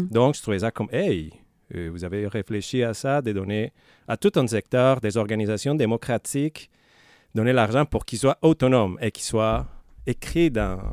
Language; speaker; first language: French; non-native, fluent; Spanish